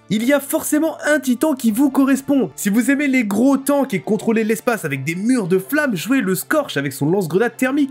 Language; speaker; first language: French; native; French